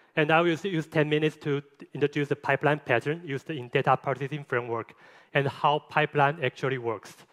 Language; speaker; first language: English; non-native, fluent; Chinese